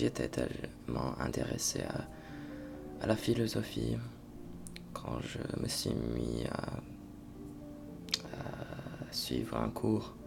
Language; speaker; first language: French; non-native, fluent; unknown